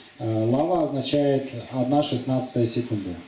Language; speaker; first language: Russian; native; Russian